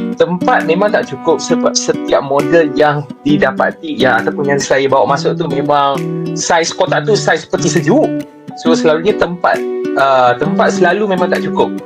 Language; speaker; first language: Malay; non-native, local second language; Chinese